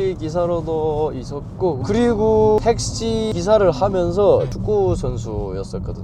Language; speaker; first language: Korean; native; Korean